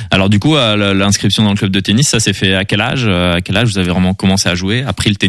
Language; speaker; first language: French; native; French